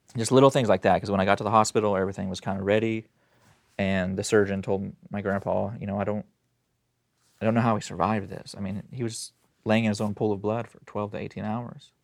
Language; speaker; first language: English; native; English